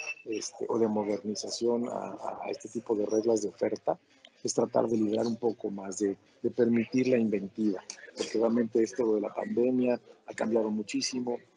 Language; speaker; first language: Spanish; native; Spanish